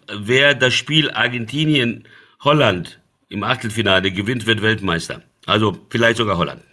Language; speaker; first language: German; early bilingual, other home language; Portuguese